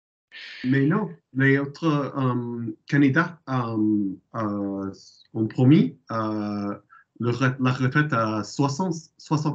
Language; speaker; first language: French; non-native, learner; English